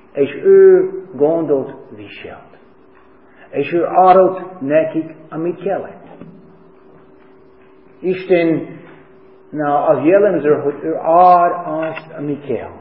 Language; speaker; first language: Hungarian; non-native, fluent; English